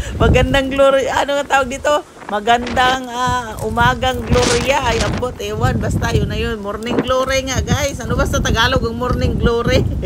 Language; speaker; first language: Filipino; non-native, local second language; Cebuano